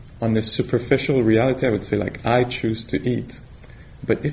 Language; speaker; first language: English; non-native, fluent; French